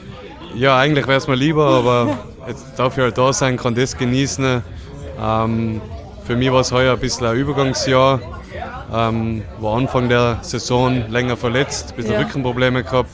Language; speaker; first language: German; native; German